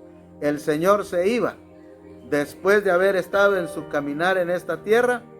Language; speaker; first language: Spanish; native; Spanish